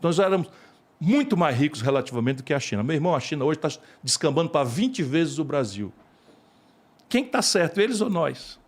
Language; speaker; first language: Portuguese; native; Portuguese